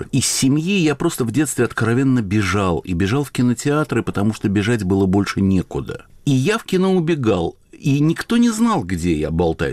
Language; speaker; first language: Russian; native; Russian